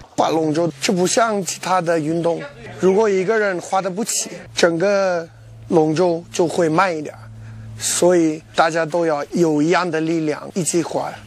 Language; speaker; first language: Chinese; non-native, fluent; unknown